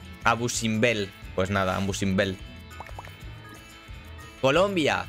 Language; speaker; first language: Spanish; native; Spanish